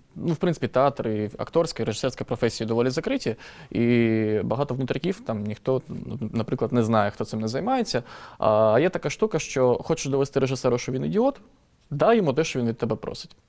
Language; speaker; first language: Ukrainian; native; Ukrainian